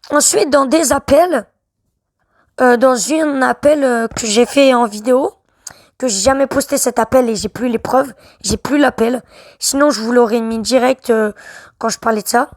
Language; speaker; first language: French; native; French